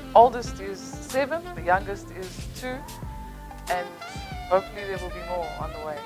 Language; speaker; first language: English; native; English